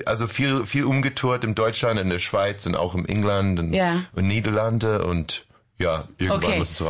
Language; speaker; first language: German; non-native, fluent; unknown